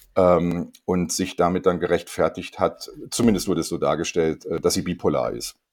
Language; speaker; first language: German; non-native, fluent; Korean